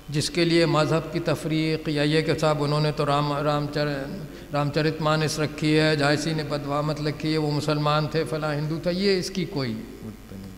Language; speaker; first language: Urdu; native; Urdu